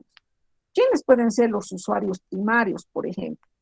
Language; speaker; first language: Spanish; native; Spanish